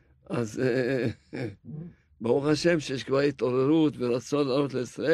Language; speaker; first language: Hebrew; non-native, fluent; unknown